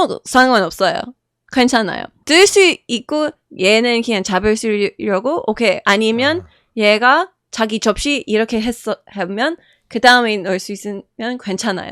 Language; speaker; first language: Korean; non-native, fluent; English